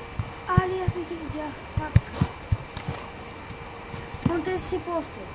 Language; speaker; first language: Bulgarian; native; Bulgarian